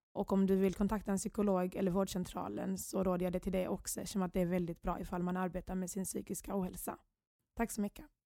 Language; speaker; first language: Swedish; early bilingual, other home language; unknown